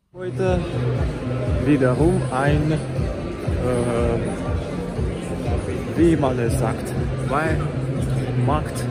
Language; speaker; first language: German; non-native, learner; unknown